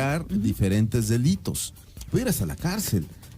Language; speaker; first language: Spanish; native; Spanish